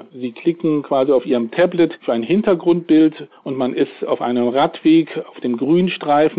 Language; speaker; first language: German; native; German